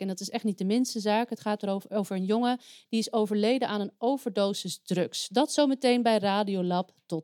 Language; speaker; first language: Dutch; native; Dutch